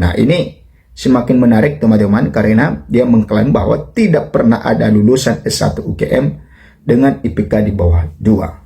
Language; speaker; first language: Indonesian; native; Indonesian